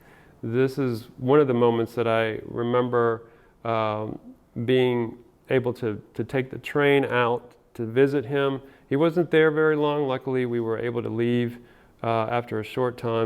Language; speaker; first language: English; early bilingual, other home language; Spanish